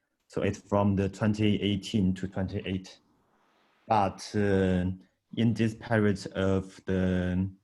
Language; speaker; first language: English; non-native, learner; Chinese